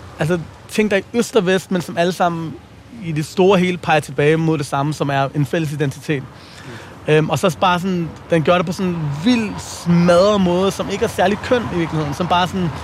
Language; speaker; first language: Danish; early bilingual, other home language; Persian